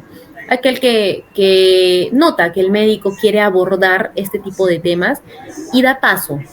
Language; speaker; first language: Spanish; native; Spanish